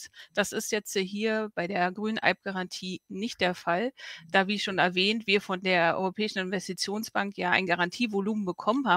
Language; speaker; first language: German; native; German